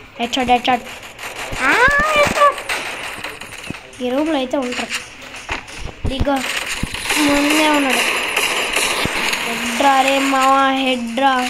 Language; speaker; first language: Telugu; native; Telugu